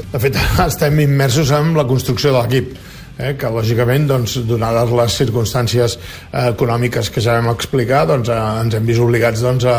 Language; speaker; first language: Catalan; native; Catalan